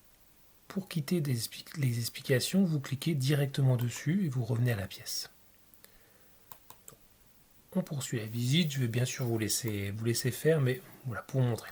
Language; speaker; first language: French; native; French